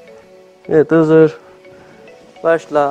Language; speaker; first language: Turkish; native; Turkish